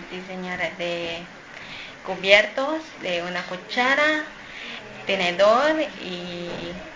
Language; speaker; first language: Spanish; non-native, learner; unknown